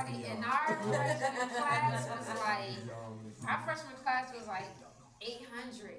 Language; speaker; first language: English; native; English